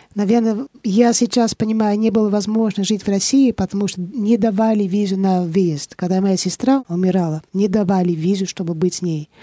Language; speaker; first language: Russian; non-native, fluent; Dutch